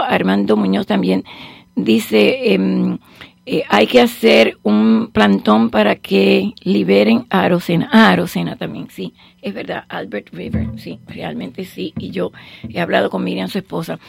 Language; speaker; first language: Spanish; native; Spanish